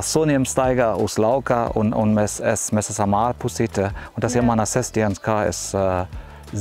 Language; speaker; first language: Latvian; non-native, learner; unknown